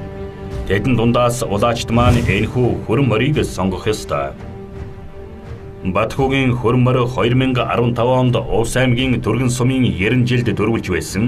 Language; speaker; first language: Mongolian; native; Mongolian